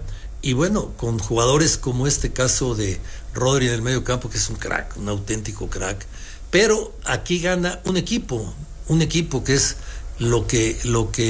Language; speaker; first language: Spanish; native; Spanish